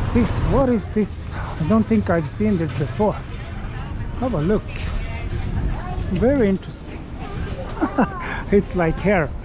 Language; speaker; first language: English; non-native, fluent; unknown